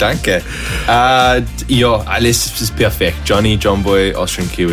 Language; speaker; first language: German; non-native, fluent; English